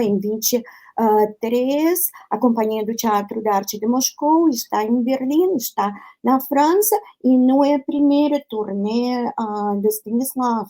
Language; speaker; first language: Portuguese; non-native, fluent; Russian